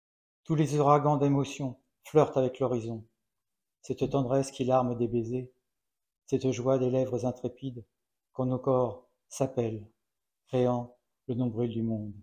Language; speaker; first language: French; native; French